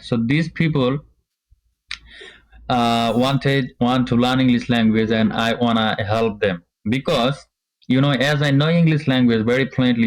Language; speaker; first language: English; non-native, learner; Bangla